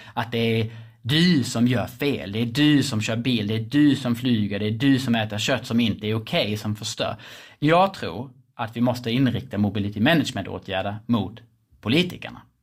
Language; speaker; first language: Swedish; non-native, fluent; German